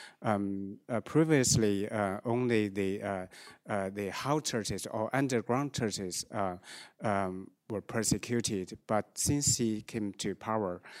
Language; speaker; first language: English; non-native, fluent; Chinese